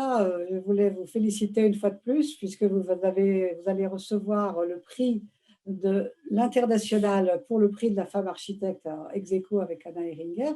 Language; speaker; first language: French; native; French